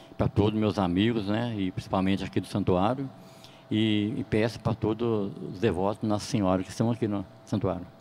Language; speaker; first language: Portuguese; native; Portuguese